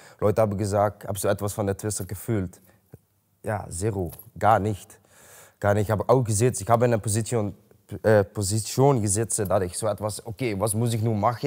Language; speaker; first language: German; non-native, learner; Dutch